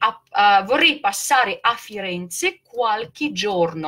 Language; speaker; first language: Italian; non-native, fluent; Russian